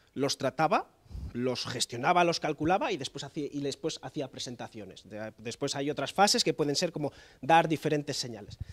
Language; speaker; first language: Spanish; native; Spanish